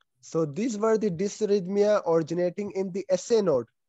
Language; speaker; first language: English; non-native, fluent; Pashto